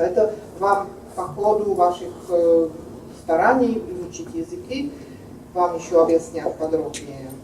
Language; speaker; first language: Russian; non-native, fluent; Czech